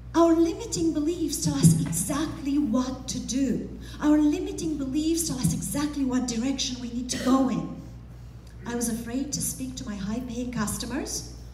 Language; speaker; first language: English; non-native, fluent; Romanian